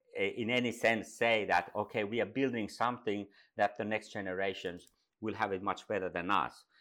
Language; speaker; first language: English; non-native, fluent; Finnish